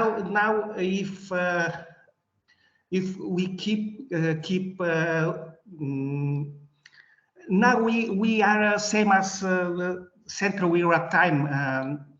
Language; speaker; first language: English; non-native, learner; Bulgarian